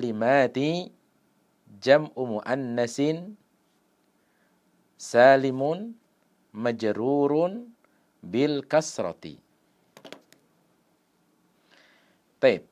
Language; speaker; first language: Arabic; non-native, fluent; Indonesian